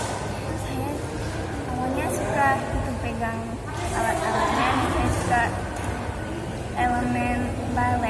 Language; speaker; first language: Indonesian; early bilingual, heritage; Indonesian